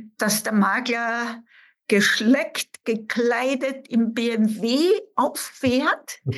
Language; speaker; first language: German; native; German